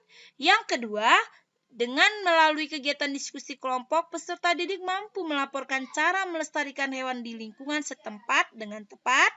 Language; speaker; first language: Indonesian; native; Indonesian